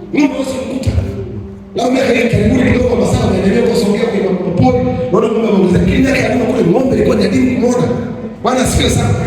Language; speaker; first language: Swahili; non-native, local second language; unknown